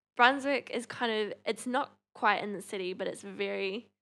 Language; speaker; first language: English; native; English